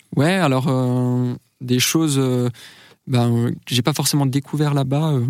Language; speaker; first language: French; native; French